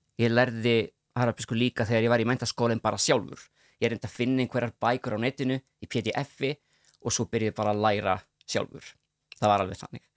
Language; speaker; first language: Icelandic; non-native, fluent; Italian